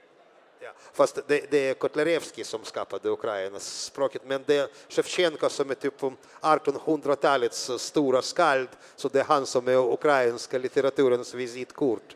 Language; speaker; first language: Swedish; non-native, fluent; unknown